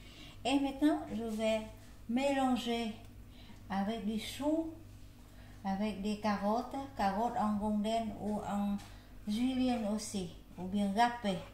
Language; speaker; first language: French; non-native, learner; Vietnamese